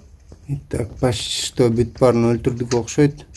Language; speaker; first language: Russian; non-native, local second language; Kyrgyz